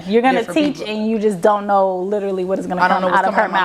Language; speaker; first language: English; native; English